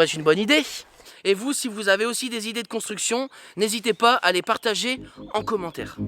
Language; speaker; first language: French; native; French